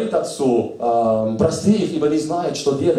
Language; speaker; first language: Russian; native; Russian